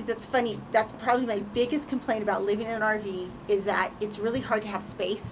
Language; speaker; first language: English; native; English